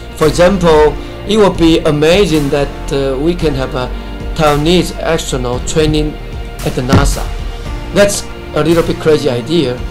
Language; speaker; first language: English; non-native, fluent; Chinese